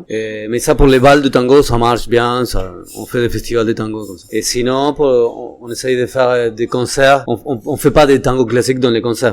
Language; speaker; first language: French; non-native, fluent; Spanish